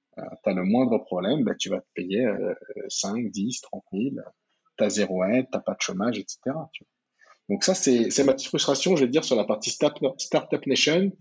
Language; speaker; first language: French; native; French